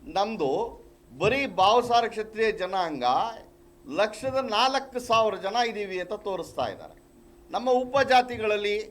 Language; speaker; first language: Kannada; non-native, local second language; Marathi